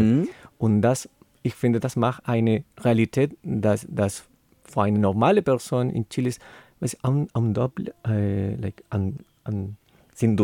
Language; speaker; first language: German; non-native, learner; Spanish